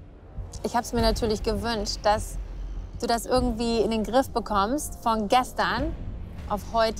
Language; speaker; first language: German; native; German